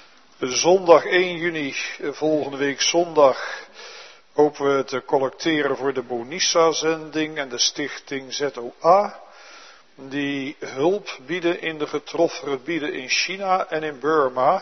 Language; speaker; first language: Dutch; native; Dutch